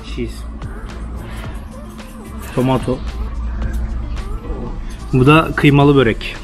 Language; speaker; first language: Turkish; native; Turkish